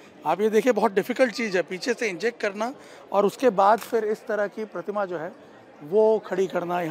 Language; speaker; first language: Hindi; native; Hindi